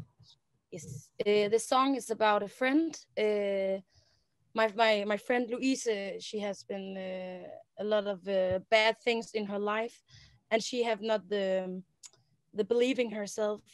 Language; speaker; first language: English; non-native, learner; Danish